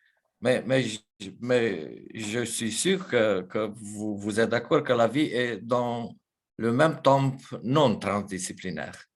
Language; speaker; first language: French; non-native, fluent; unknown